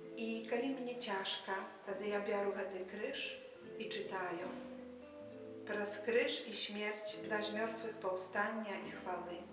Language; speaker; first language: Polish; non-native, learner; Belarusian